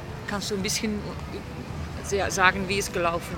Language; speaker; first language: German; non-native, fluent; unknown